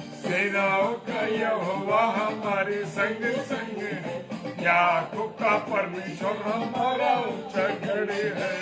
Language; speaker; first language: Hindi; native; Hindi